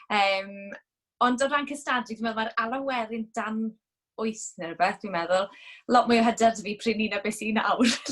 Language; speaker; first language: Welsh; native; Welsh